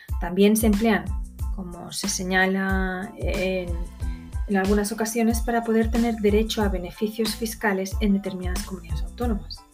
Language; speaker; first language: Spanish; native; Spanish